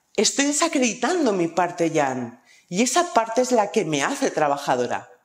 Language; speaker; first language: Spanish; native; Spanish